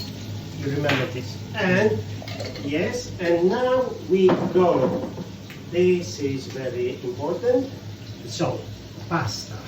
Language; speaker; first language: English; non-native, fluent; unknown